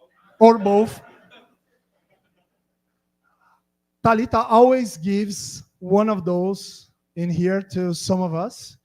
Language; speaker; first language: English; non-native, fluent; Portuguese